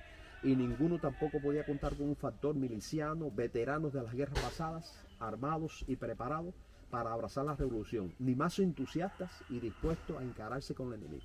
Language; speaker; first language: Spanish; native; Spanish